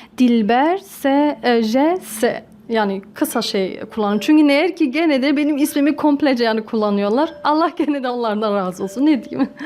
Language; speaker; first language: Turkish; early bilingual, heritage; Turkish